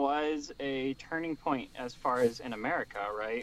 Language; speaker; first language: English; native; English